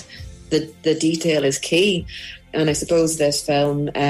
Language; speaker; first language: English; native; English